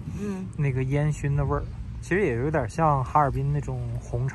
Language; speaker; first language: Chinese; native; Chinese